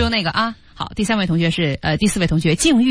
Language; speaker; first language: Chinese; native; Chinese